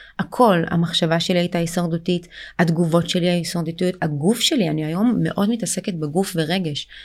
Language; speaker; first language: Hebrew; early bilingual, other home language; Russian